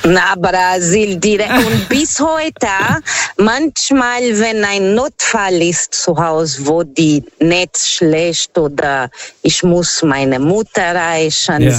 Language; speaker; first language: German; non-native, fluent; Portuguese